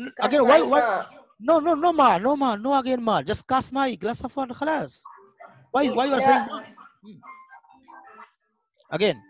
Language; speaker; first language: English; non-native, fluent; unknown